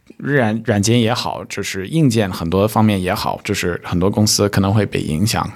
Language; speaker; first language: Chinese; early bilingual, heritage; Chinese